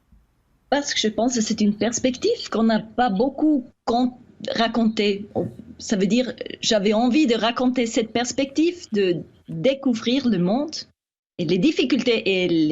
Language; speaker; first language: French; non-native, fluent; Swiss German